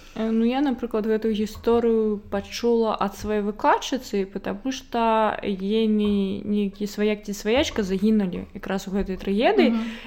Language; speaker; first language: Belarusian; non-native, local second language; Russian